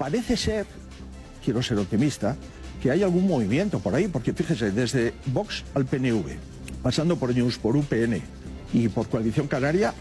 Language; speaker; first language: Spanish; native; Spanish